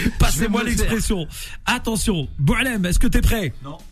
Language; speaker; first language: French; native; French